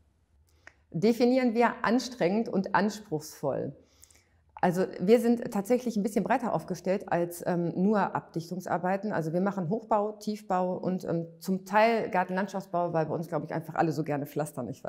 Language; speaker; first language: German; native; German